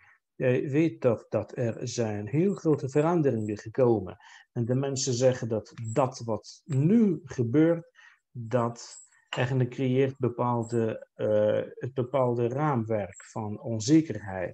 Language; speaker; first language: Dutch; non-native, fluent; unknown